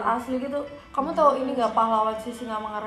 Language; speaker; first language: Indonesian; native; Indonesian